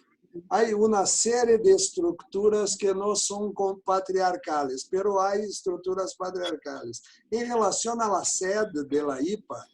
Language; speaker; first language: Spanish; non-native, learner; Portuguese